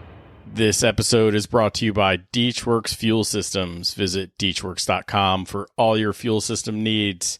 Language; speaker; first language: English; native; English